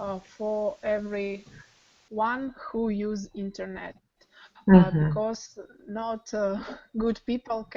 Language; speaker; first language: English; non-native, learner; Russian